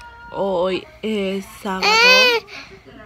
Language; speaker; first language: Spanish; early bilingual, heritage; Spanish